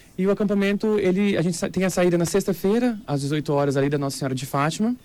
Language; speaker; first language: Portuguese; native; Portuguese